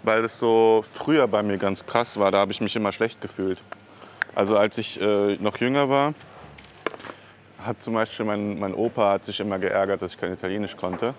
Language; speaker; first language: German; native; German